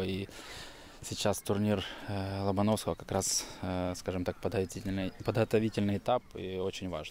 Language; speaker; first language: Russian; native; Russian